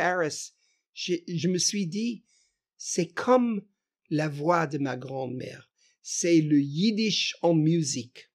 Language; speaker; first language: French; non-native, fluent; English